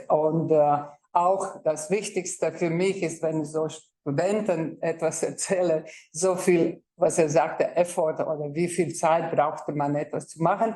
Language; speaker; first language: German; non-native, fluent; Croatian